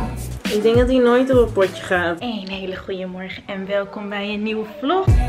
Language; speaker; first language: Dutch; native; Dutch